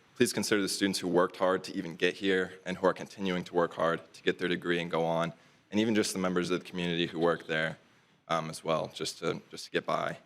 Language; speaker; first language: English; native; English